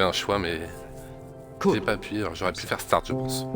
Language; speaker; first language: French; native; French